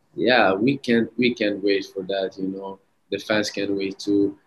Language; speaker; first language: English; early bilingual, other home language; Arabic